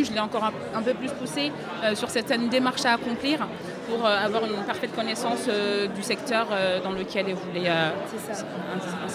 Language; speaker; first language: French; native; French